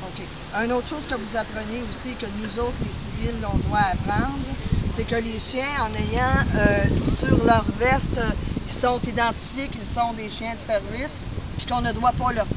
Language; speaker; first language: French; native; French